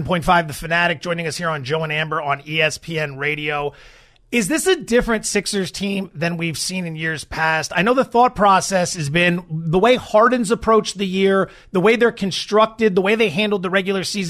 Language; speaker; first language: English; native; English